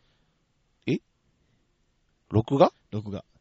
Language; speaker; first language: Japanese; native; Japanese